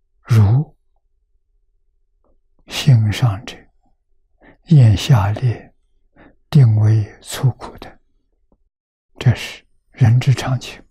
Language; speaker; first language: Chinese; native; Chinese